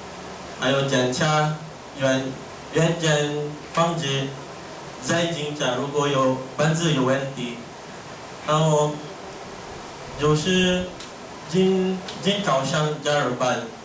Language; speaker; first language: Chinese; non-native, learner; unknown